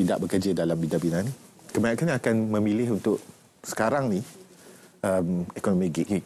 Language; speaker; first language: Malay; native; Malay